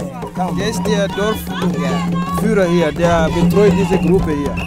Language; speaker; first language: German; non-native, fluent; Swahili